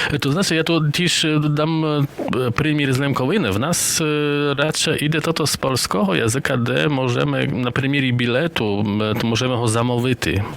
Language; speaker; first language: Polish; non-native, local second language; Rusyn